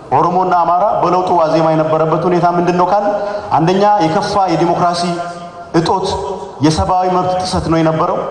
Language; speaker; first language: Amharic; non-native, local second language; Oromo